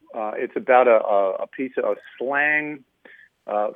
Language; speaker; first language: English; native; English